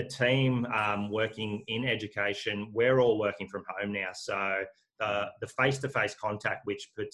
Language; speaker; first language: English; native; English